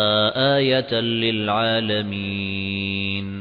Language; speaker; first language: Arabic; native; Arabic